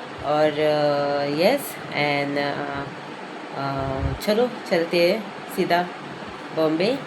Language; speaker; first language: Hindi; non-native, local second language; Konkani